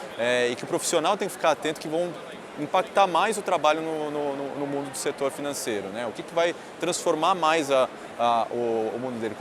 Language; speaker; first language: Portuguese; native; Portuguese